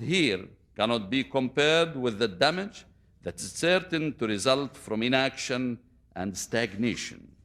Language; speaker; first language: English; non-native, fluent; Arabic